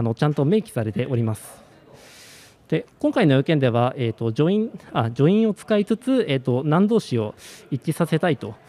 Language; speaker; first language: Japanese; native; Japanese